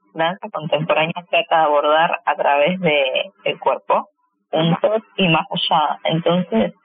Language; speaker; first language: Spanish; native; Spanish